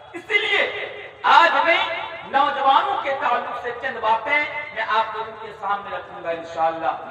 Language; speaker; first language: Urdu; non-native, local second language; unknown